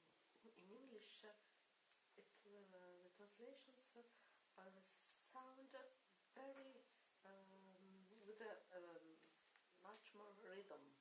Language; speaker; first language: English; non-native, learner; Italian